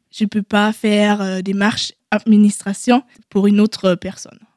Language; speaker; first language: French; non-native, learner; German